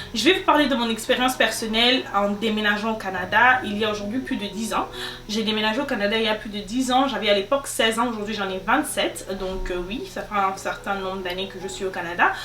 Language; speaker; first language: French; non-native, local second language; Lingala